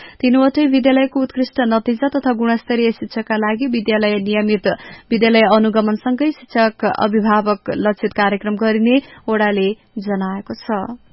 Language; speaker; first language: Nepali; native; Nepali